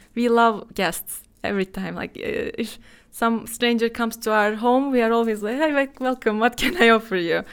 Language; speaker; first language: English; non-native, fluent; Turkish